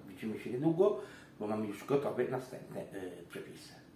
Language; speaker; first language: Polish; non-native, fluent; Italian